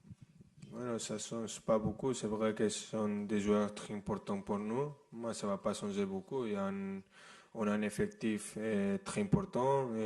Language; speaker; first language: French; non-native, fluent; Spanish